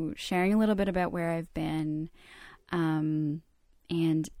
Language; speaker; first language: English; early bilingual, other home language; Croatian